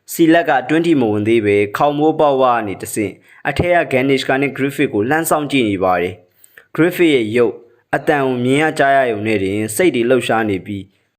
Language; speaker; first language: Burmese; native; Burmese